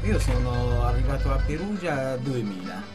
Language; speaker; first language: Italian; non-native, local second language; Kurdish